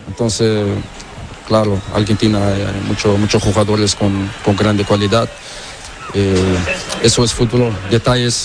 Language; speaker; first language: Spanish; non-native, learner; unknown